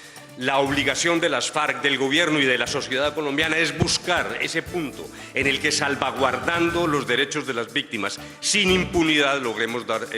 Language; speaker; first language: Spanish; native; Spanish